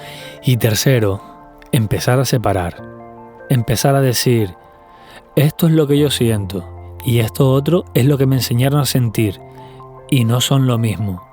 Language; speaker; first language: Spanish; native; Spanish